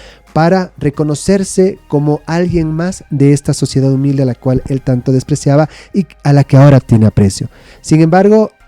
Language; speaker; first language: Spanish; native; Spanish